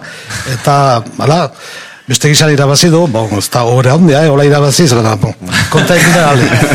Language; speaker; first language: Basque; native; Basque